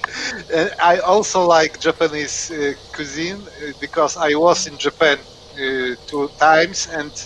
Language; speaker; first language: English; non-native, fluent; Polish